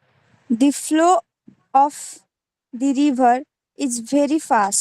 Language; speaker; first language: English; non-native, learner; Hindi